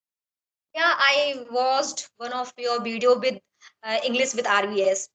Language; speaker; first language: English; non-native, learner; Hindi